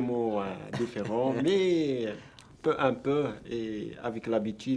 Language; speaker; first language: French; non-native, learner; Arabic